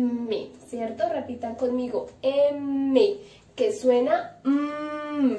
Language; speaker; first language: Spanish; native; Spanish